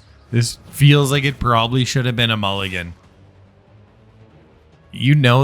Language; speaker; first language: English; native; English